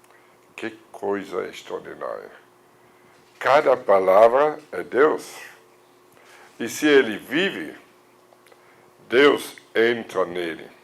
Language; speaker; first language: Portuguese; non-native, fluent; German